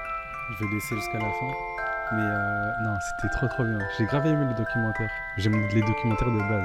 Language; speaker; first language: French; native; French